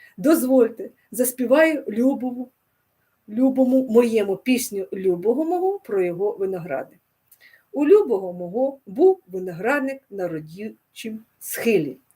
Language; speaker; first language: Ukrainian; non-native, local second language; Russian